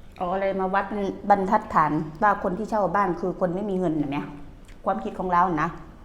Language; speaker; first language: Thai; native; Thai